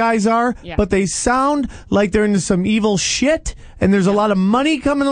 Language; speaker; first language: English; native; English